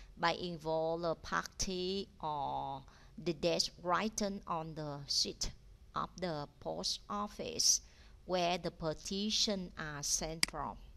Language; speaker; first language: English; non-native, learner; Vietnamese